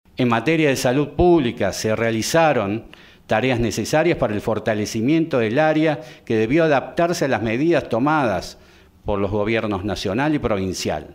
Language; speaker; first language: Spanish; native; Spanish